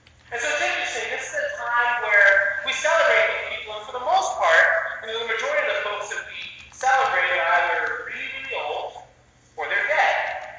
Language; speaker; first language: English; native; English